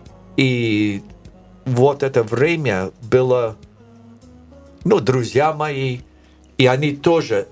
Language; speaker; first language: Russian; non-native, learner; English